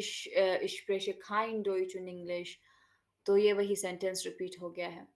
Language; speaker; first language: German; non-native, fluent; Urdu